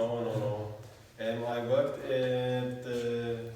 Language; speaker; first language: English; non-native, learner; German